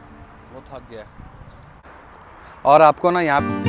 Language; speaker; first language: Hindi; native; Hindi